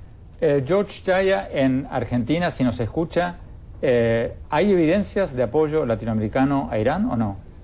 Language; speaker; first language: Spanish; native; Spanish